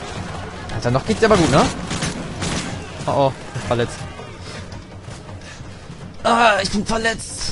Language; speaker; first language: German; native; German